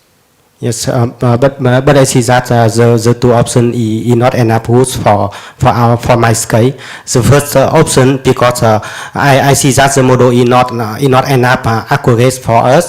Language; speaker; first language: English; non-native, learner; Vietnamese